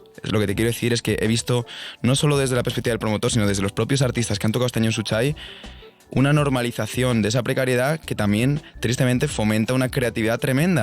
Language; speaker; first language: Spanish; native; Spanish